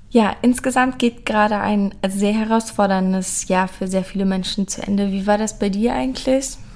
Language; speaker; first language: German; early bilingual, other home language; Persian